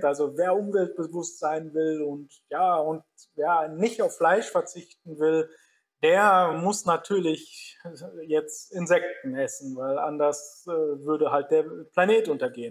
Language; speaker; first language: German; native; German